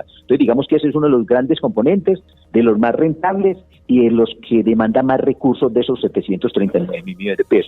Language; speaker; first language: Spanish; native; Spanish